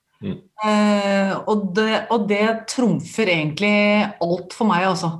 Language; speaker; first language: Norwegian; native; Norwegian